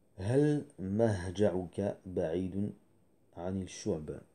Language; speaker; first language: Arabic; non-native, fluent; French